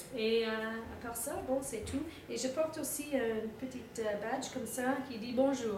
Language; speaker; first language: French; non-native, fluent; English